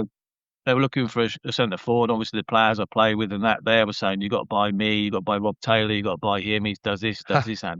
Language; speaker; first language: English; native; English